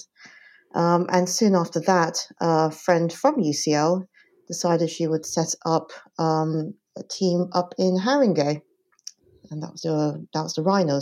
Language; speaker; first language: English; non-native, local second language; Cantonese